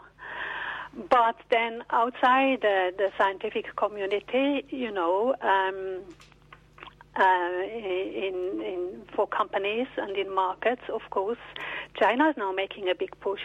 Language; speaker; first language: English; non-native, fluent; German